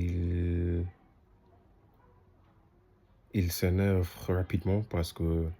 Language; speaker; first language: French; non-native, learner; English